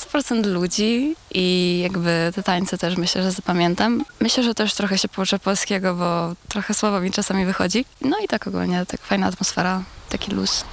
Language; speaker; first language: Polish; non-native, local second language; Czech